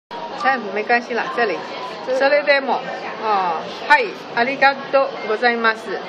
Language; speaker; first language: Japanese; non-native, learner; Chinese